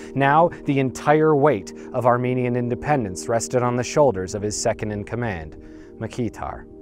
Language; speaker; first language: English; native; English